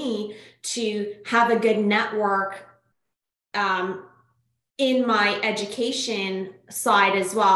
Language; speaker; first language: English; non-native, fluent; Persian